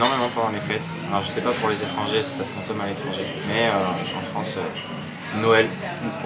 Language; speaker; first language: French; native; French